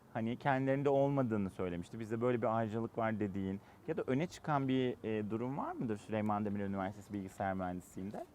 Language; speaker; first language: Turkish; native; Turkish